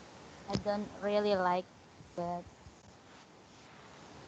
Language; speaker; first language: English; non-native, learner; Indonesian